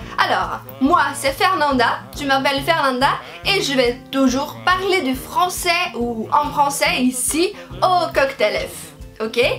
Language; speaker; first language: French; non-native, fluent; Portuguese